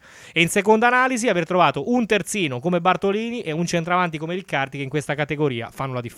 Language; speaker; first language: Italian; native; Italian